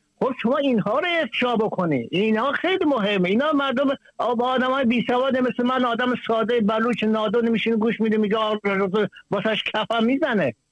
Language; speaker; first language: Persian; non-native, local second language; Baluchi